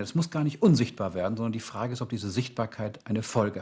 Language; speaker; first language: German; native; German